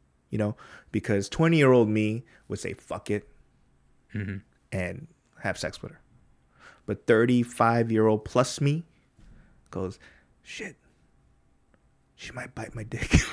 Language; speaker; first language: English; early bilingual, other home language; Korean